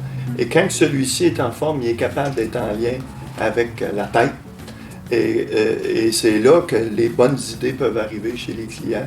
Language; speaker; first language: French; native; French